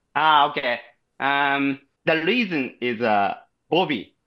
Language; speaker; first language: English; non-native, learner; Japanese